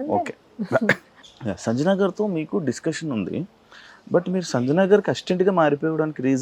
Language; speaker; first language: Telugu; native; Telugu